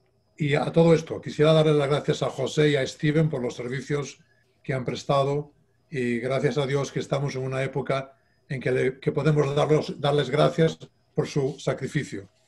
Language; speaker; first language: Spanish; native; Spanish